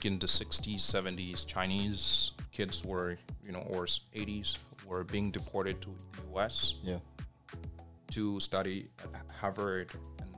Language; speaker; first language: English; non-native, fluent; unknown